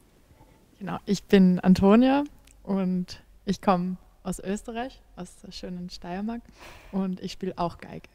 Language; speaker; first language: German; native; German